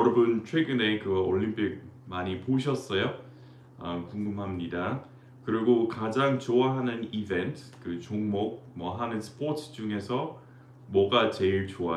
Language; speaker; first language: Korean; non-native, fluent; English